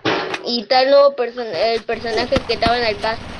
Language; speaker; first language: Spanish; native; Spanish